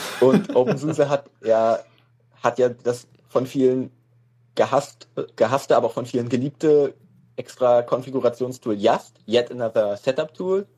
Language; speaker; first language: German; native; German